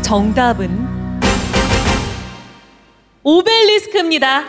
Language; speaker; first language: Korean; native; Korean